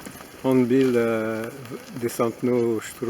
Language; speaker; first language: Russian; non-native, learner; French